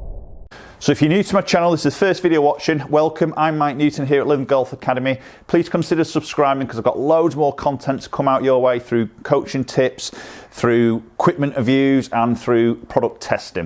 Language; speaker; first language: English; native; English